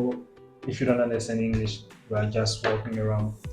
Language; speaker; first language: English; non-native, fluent; French